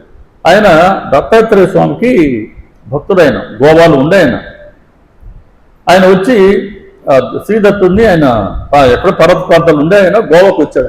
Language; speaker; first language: Telugu; native; Telugu